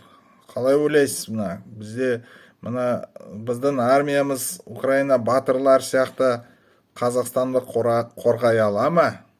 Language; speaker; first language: Kazakh; non-native, local second language; Russian